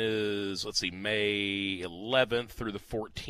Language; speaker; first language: English; native; English